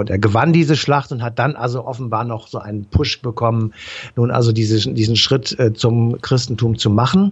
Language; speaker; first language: German; native; German